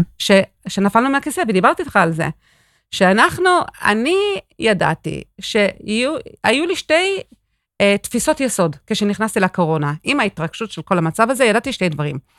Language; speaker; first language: Hebrew; non-native, fluent; English